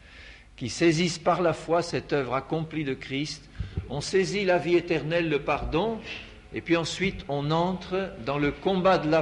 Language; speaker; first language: French; native; French